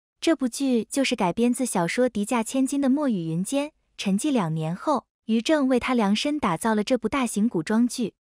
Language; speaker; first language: Chinese; native; Chinese